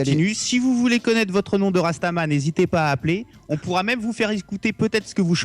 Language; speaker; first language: French; native; French